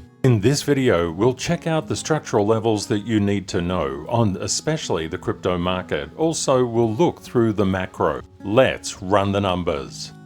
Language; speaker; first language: English; native; English